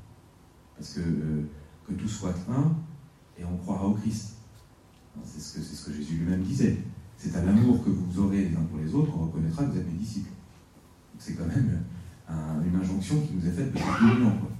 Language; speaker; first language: French; native; French